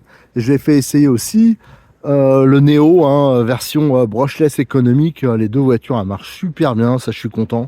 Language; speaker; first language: French; native; French